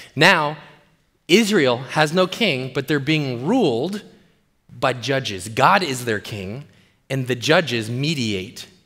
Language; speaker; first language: English; native; English